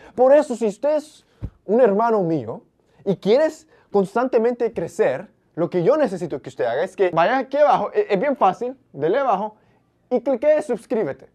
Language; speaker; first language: Spanish; early bilingual, heritage; Spanish